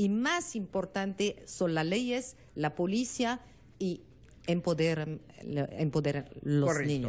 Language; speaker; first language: Spanish; non-native, learner; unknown